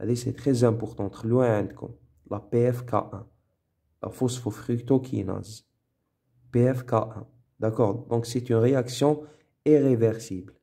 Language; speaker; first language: French; non-native, local second language; Arabic